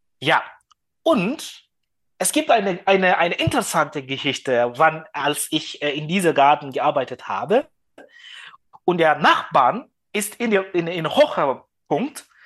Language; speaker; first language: German; non-native, learner; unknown